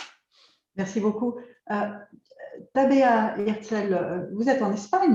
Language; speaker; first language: French; native; French